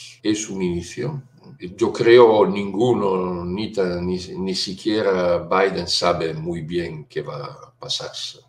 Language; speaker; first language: Spanish; non-native, fluent; Italian